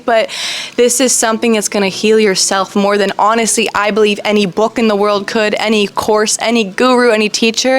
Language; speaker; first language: English; native; English